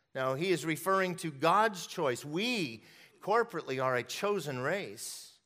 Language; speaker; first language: English; early bilingual, other home language; Hungarian